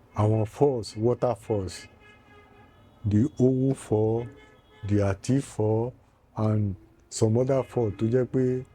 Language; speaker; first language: English; non-native, local second language; Yoruba